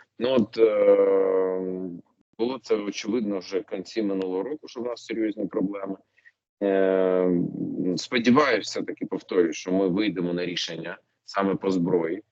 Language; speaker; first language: Ukrainian; non-native, local second language; Russian